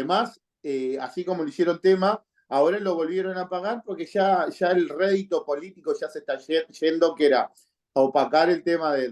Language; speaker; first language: Spanish; native; Spanish